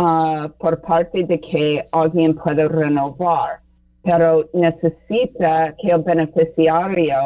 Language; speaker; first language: Spanish; non-native, fluent; English